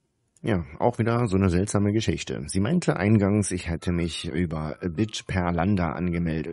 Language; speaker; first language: German; native; German